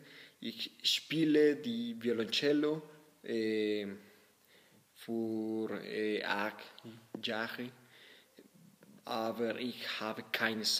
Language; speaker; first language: German; non-native, learner; Spanish